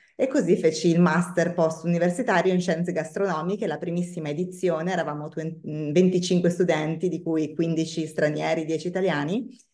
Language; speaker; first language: Italian; native; Italian